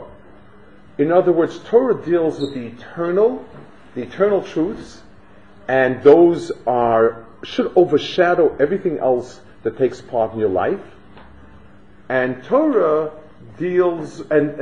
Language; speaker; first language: English; native; English